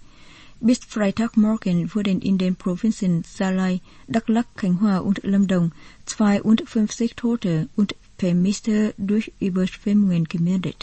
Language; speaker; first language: German; non-native, fluent; Vietnamese